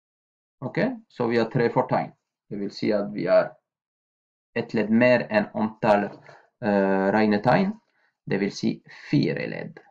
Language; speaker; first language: Norwegian; non-native, fluent; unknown